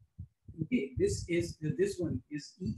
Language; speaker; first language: English; non-native, local second language; Hindi